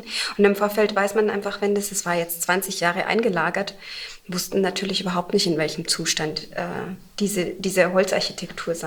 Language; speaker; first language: German; native; German